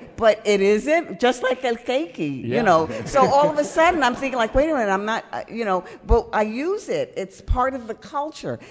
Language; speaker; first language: English; early bilingual, other home language; Spanish